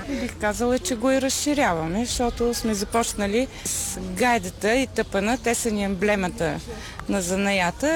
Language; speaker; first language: Bulgarian; native; Bulgarian